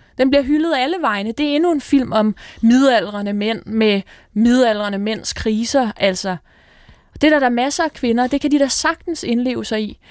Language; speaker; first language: Danish; native; Danish